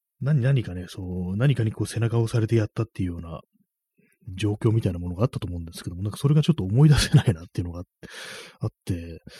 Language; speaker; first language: Japanese; native; Japanese